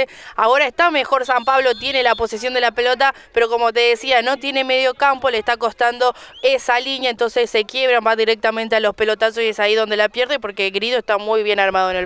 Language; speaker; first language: Spanish; native; Spanish